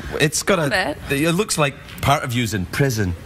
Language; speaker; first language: English; native; English